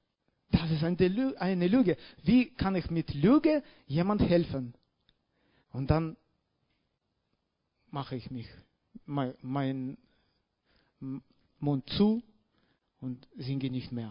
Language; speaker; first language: German; non-native, learner; Russian